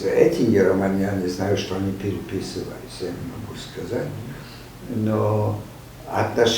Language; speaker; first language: Russian; non-native, fluent; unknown